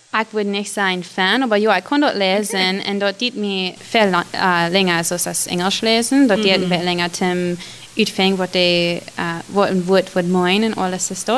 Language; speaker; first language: German; non-native, learner; Plautdietsch